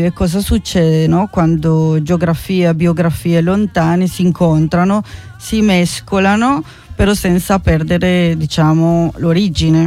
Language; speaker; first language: Italian; non-native, fluent; Spanish